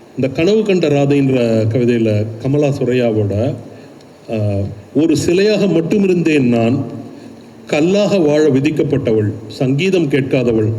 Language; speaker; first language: Tamil; native; Tamil